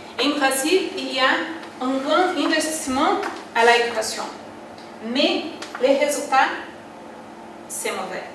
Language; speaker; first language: French; non-native, learner; Portuguese